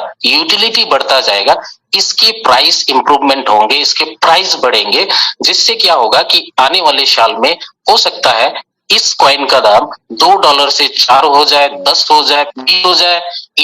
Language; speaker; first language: Hindi; native; Hindi